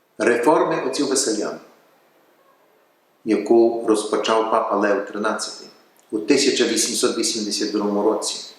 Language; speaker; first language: Ukrainian; early bilingual, heritage; Ukrainian